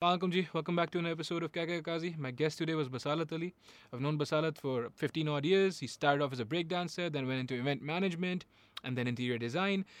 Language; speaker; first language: English; non-native, local second language; Hindi